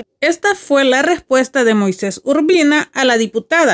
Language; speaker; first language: Spanish; native; Spanish